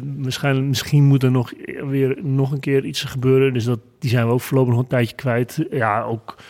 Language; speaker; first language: Dutch; native; Dutch